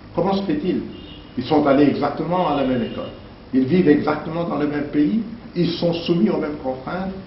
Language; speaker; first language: French; non-native, local second language; Luba-Lulua